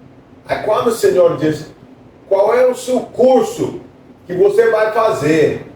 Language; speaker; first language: Portuguese; non-native, fluent; English